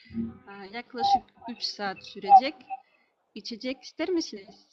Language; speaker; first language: Turkish; non-native, learner; Russian